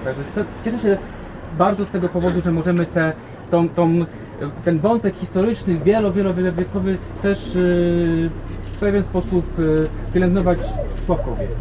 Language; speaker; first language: Polish; native; Polish